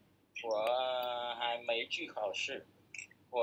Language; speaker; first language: Chinese; non-native, learner; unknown